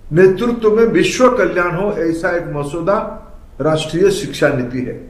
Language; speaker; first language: Hindi; non-native, local second language; Odia